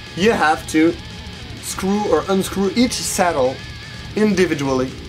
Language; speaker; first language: English; non-native, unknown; French